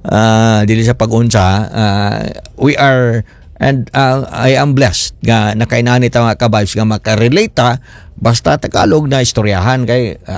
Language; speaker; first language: Filipino; non-native, local second language; Cebuano